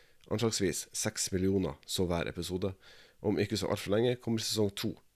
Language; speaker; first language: Norwegian; native; Norwegian